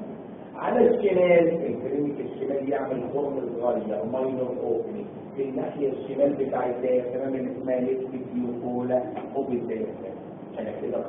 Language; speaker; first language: Arabic; native; Arabic